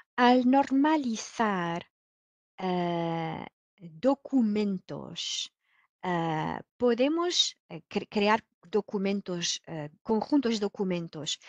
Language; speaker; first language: Spanish; non-native, fluent; French